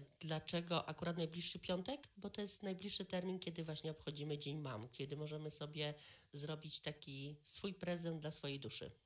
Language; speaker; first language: Polish; native; Polish